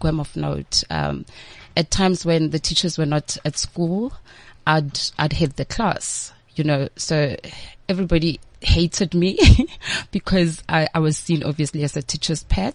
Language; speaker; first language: English; non-native, local second language; Northern Sotho